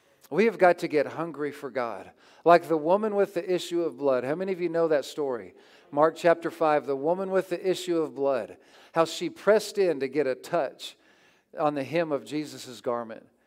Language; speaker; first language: English; native; English